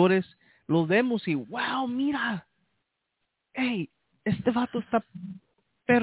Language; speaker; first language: Spanish; early bilingual, heritage; Spanish